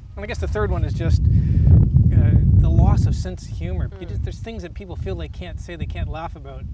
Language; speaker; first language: English; native; English